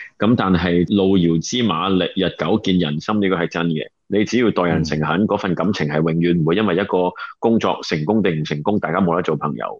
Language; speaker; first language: Cantonese; native; Cantonese